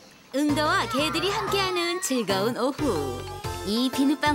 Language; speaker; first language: Korean; native; Korean